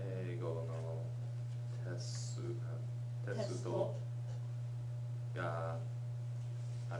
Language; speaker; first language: Japanese; non-native, learner; English